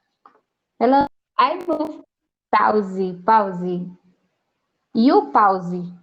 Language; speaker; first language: English; non-native, learner; Portuguese